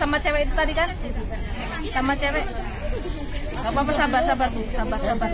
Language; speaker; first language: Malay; non-native, local second language; Javanese